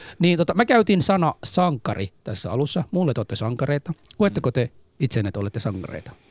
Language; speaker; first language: Finnish; early bilingual, other home language; Somali